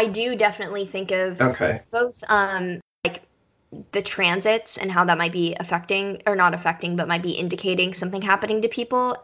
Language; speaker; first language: English; native; English